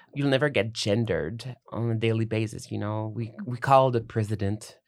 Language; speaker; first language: English; non-native, fluent; French